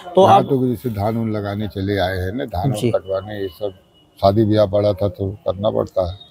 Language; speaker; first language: Hindi; native; Hindi